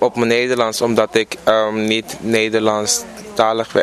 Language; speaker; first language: Dutch; non-native, local second language; Papiamento